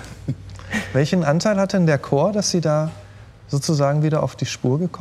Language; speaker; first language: German; native; German